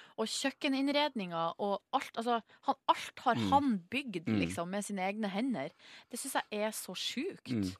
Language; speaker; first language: Norwegian; native; Norwegian